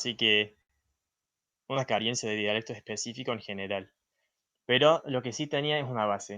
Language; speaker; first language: Spanish; non-native, fluent; English